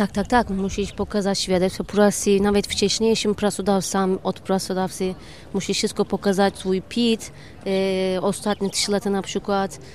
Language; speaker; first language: Polish; non-native, learner; Turkish